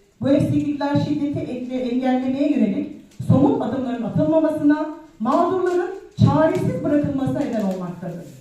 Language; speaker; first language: Turkish; native; Turkish